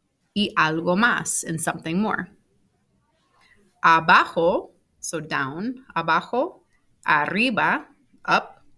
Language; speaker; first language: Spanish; non-native, fluent; English